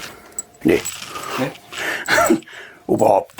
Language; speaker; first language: German; non-native, fluent; Italian